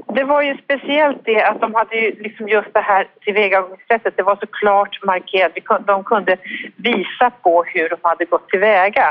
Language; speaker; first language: Swedish; native; Swedish